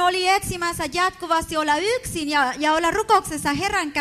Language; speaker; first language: Finnish; non-native, fluent; Spanish